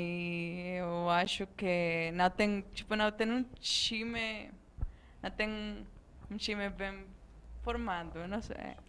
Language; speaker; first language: Portuguese; non-native, fluent; Spanish